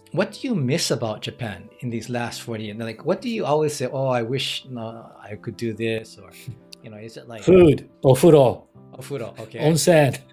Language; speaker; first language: English; native; English